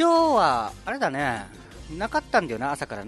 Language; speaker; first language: Japanese; native; Japanese